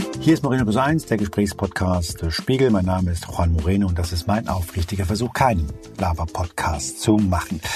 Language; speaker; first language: German; early bilingual, other home language; Spanish